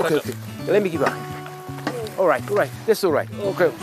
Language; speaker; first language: English; non-native, learner; Korean